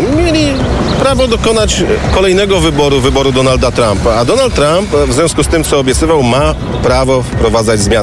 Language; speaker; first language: Polish; native; Polish